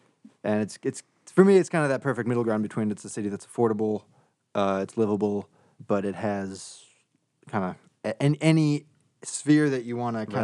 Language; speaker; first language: English; native; English